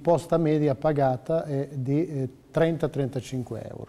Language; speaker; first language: Italian; native; Italian